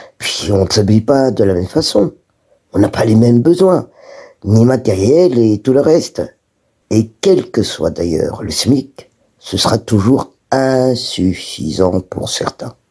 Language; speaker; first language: French; non-native, local second language; Malagasy